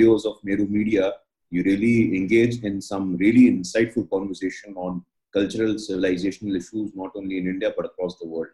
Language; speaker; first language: English; non-native, local second language; Hindi